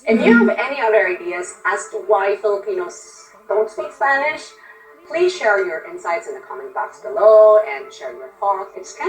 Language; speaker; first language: English; non-native, local second language; Filipino